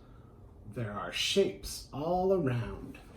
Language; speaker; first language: English; native; English